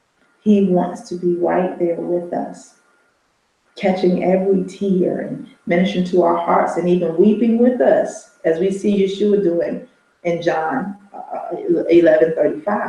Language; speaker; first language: English; native; English